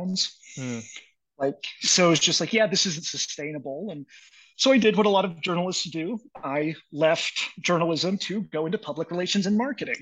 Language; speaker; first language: English; native; English